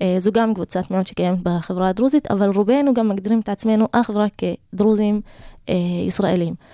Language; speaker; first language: Hebrew; non-native, local second language; Arabic